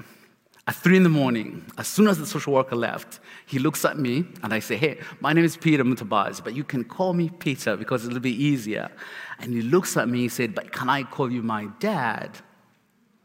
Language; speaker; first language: English; non-native, local second language; Kinyarwanda